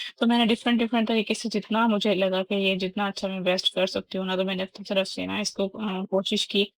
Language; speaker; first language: Urdu; native; Urdu